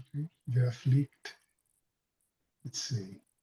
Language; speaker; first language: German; non-native, learner; English